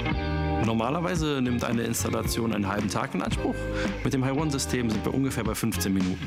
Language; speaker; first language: German; native; German